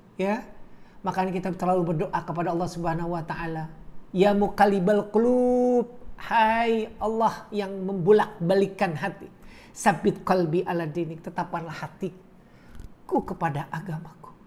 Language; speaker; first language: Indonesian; native; Indonesian